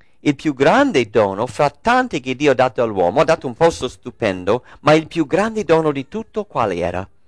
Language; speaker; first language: Italian; non-native, fluent; English